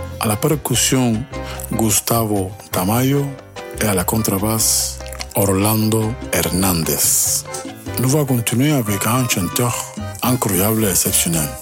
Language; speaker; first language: French; non-native, learner; Spanish